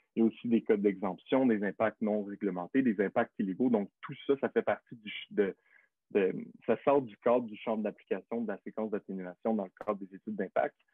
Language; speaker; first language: French; native; French